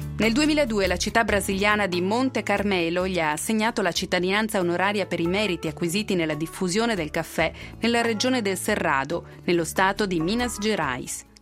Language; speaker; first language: Italian; native; Italian